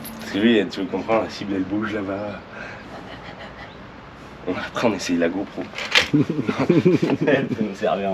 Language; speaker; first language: French; native; French